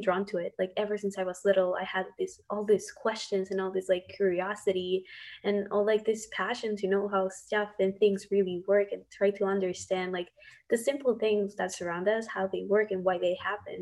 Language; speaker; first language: English; non-native, fluent; Spanish